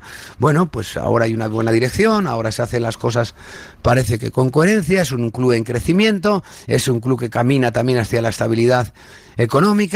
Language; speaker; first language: Spanish; native; Spanish